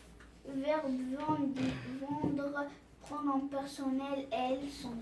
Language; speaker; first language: French; non-native, learner; Arabic